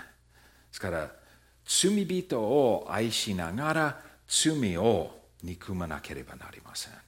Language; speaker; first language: Japanese; non-native, fluent; English